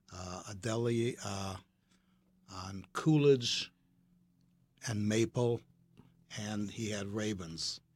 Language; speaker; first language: English; early bilingual, other home language; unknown